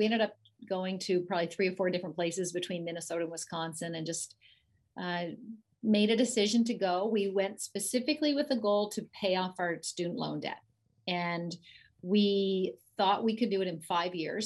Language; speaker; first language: English; native; English